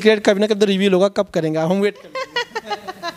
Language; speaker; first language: Hindi; native; Hindi